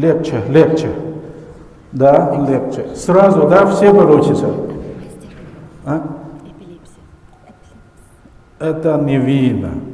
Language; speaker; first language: Russian; non-native, learner; Chinese